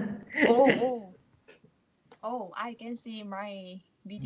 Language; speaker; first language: English; non-native, learner; Vietnamese